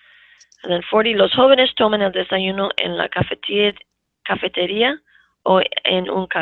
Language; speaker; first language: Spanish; non-native, fluent; English